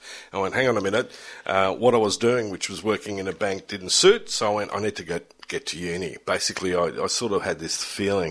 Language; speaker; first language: English; early bilingual, other home language; German